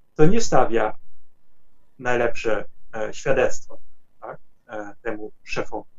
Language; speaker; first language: Polish; non-native, fluent; Dutch